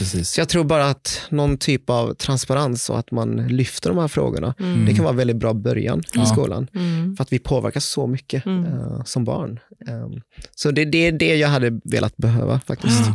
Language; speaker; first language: Swedish; early bilingual, other home language; Vietnamese